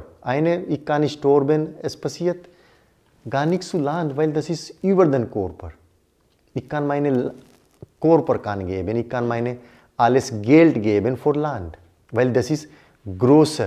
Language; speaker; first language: German; non-native, learner; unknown